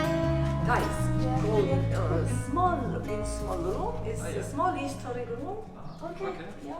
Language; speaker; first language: English; non-native, learner; Georgian